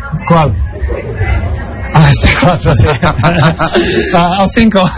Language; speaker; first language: Spanish; non-native, learner; Polish